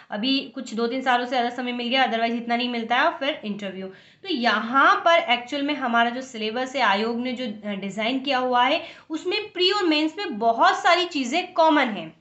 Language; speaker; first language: Hindi; native; Hindi